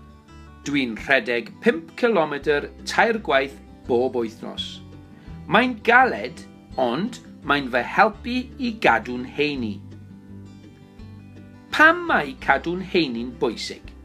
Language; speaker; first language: Welsh; non-native, learner; English